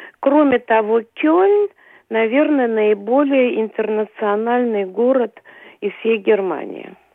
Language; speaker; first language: Russian; native; Russian